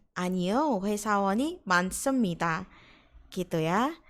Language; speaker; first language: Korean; non-native, fluent; Indonesian